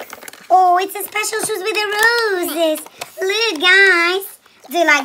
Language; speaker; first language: English; non-native, learner; Russian